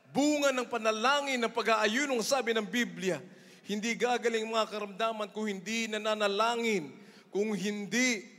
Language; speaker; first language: Filipino; native; Filipino